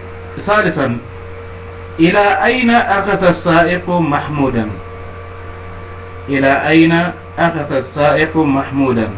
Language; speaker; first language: Arabic; non-native, fluent; Wolof